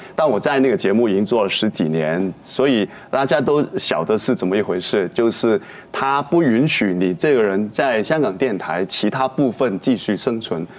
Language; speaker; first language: Chinese; non-native, local second language; Cantonese